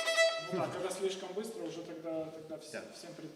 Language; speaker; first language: Russian; native; Russian